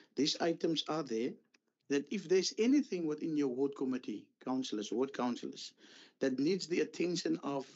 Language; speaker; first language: English; non-native, local second language; Afrikaans